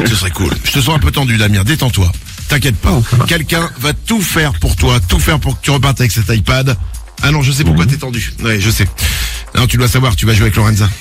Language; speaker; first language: French; native; French